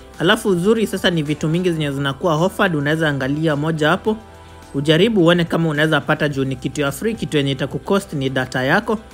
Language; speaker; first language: Swahili; native; Swahili